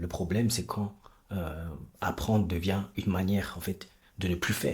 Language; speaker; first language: French; native; French